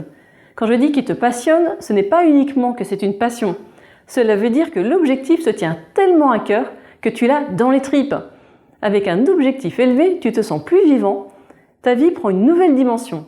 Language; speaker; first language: French; native; French